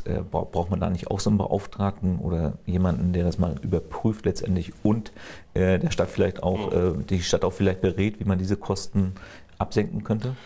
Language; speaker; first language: German; native; German